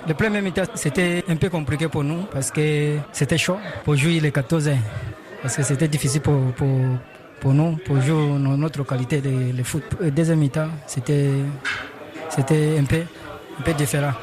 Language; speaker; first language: French; non-native, learner; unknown